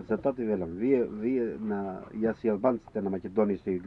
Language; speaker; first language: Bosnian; non-native, learner; Macedonian